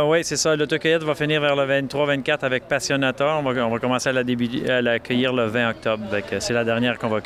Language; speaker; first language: French; native; French